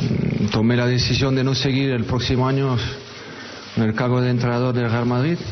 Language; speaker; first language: Spanish; non-native, fluent; French